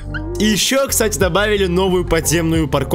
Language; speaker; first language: Russian; native; Russian